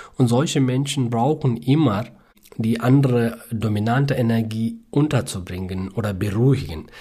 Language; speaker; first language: German; non-native, learner; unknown